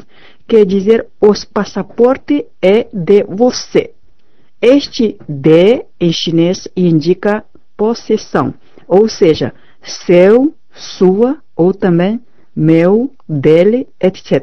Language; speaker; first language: Portuguese; non-native, fluent; Chinese